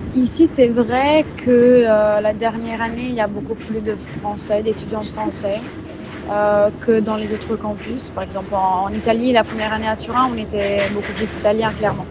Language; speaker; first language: French; non-native, fluent; Italian